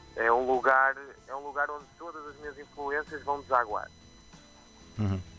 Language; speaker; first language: Portuguese; native; Portuguese